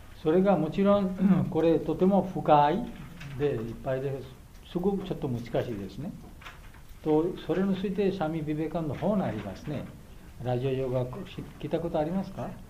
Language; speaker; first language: Japanese; non-native, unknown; Bangla